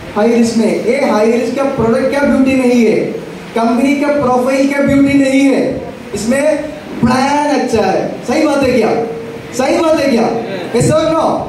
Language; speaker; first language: Hindi; non-native, local second language; Malayalam